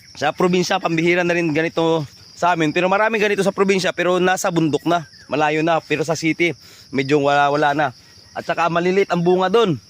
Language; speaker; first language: Filipino; non-native, local second language; Cebuano